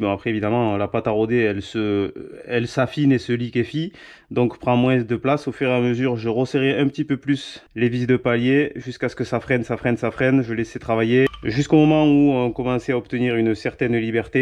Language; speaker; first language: French; native; French